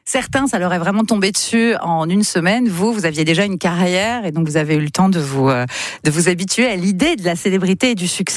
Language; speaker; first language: French; native; French